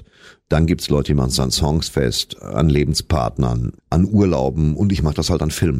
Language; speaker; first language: German; native; German